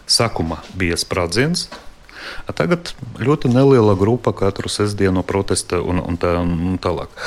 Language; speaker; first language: Latvian; non-native, local second language; Russian